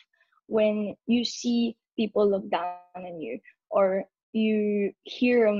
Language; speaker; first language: English; non-native, local second language; Filipino